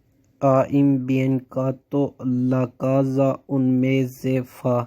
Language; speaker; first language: Italian; non-native, fluent; Urdu